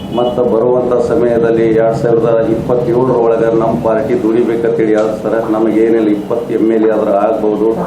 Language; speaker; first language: Kannada; non-native, local second language; Lambadi